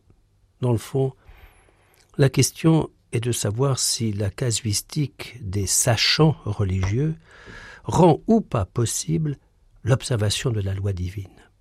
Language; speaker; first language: French; native; French